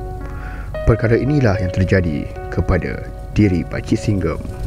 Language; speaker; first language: Malay; native; Malay